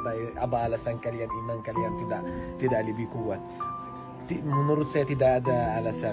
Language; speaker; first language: Indonesian; non-native, learner; Arabic